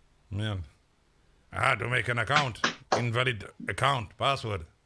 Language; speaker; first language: English; non-native, fluent; French